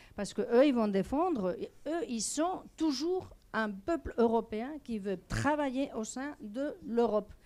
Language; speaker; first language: French; non-native, fluent; Spanish